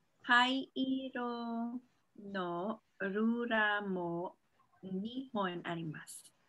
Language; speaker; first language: Japanese; non-native, learner; Filipino